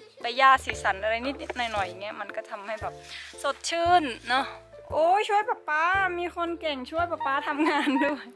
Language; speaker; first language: Thai; native; Thai